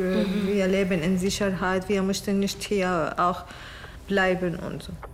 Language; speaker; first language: German; non-native, learner; Arabic